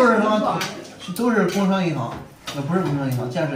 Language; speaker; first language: Chinese; native; Chinese